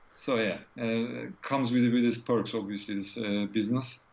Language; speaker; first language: English; non-native, fluent; Turkish